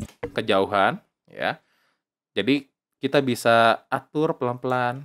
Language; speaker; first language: Indonesian; native; Indonesian